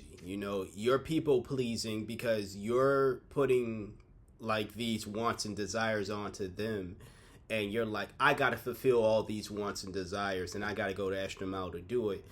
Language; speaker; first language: English; native; English